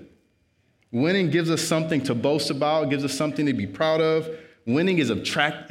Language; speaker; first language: English; native; English